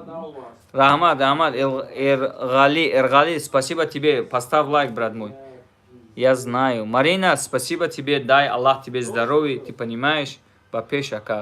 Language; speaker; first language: Russian; non-native, learner; Tajik